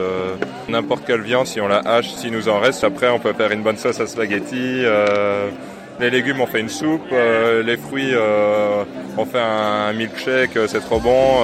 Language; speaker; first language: French; native; French